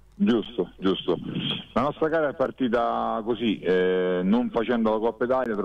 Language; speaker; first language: Italian; native; Italian